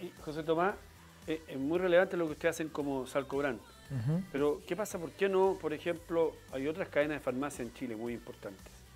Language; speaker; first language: Spanish; native; Spanish